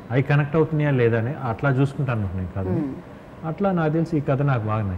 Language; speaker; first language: Telugu; native; Telugu